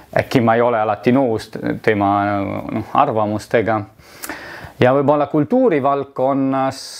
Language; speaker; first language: Estonian; non-native, fluent; Italian